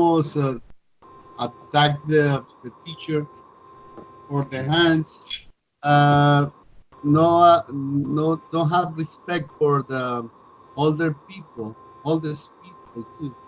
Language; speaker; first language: English; non-native, learner; Spanish